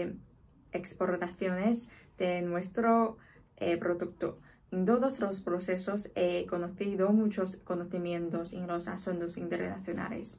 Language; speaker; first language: Spanish; non-native, fluent; Chinese